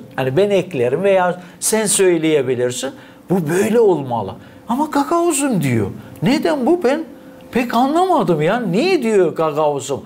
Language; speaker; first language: Turkish; native; Turkish